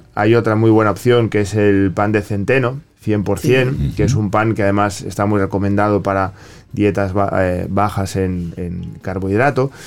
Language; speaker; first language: Spanish; native; Spanish